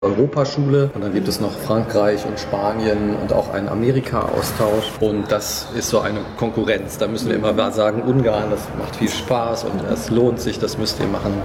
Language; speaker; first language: German; native; German